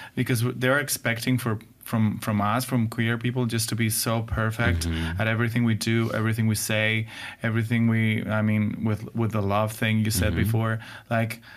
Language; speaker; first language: English; non-native, fluent; Spanish